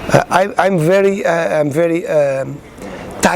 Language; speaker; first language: English; non-native, learner; Portuguese